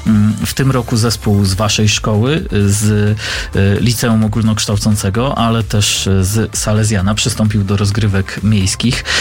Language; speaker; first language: Polish; native; Polish